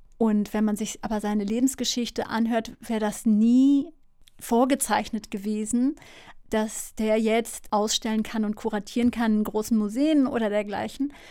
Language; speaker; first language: German; early bilingual, other home language; Turkish